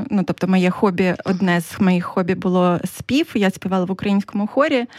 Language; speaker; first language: Ukrainian; native; Ukrainian